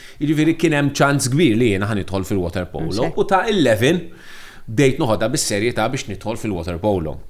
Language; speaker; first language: Maltese; non-native, local second language; English